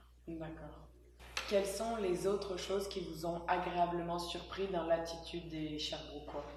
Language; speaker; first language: French; native; French